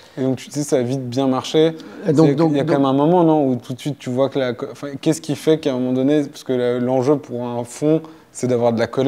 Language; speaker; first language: French; native; French